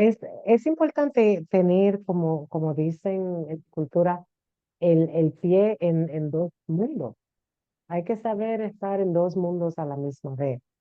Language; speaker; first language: Spanish; early bilingual, heritage; Spanish